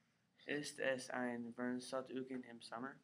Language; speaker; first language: German; non-native, learner; English